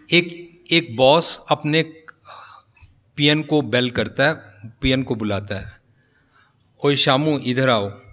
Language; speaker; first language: Hindi; non-native, local second language; Punjabi